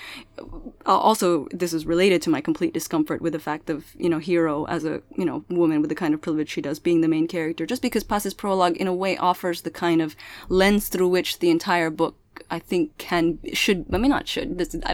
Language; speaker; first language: English; early bilingual, other home language; Pangasinan